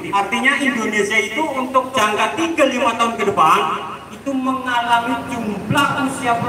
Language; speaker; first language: Indonesian; native; Indonesian